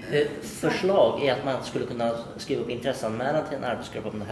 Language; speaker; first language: Swedish; native; Swedish